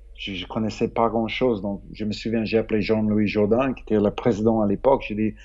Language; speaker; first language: French; non-native, fluent; English